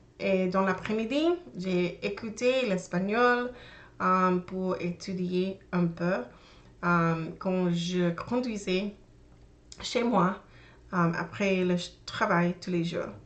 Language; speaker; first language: French; non-native, learner; English